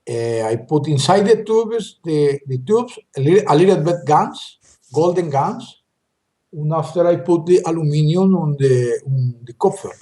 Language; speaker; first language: English; non-native, learner; Spanish